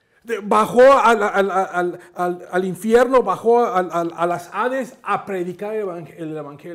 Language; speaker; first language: Spanish; native; Spanish